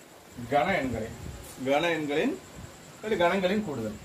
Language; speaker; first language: Tamil; native; Tamil